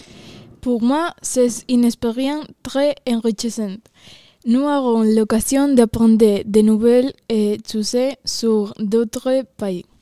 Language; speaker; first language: French; non-native, learner; Galician